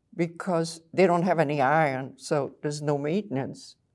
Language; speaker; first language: English; non-native, fluent; French